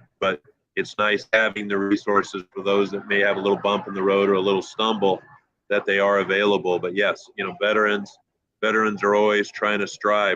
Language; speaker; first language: English; native; English